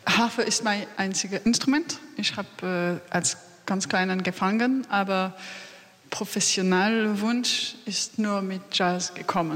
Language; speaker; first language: German; non-native, learner; French